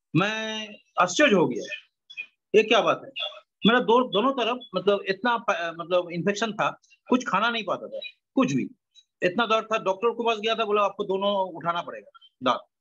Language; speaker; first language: Hindi; non-native, local second language; Bangla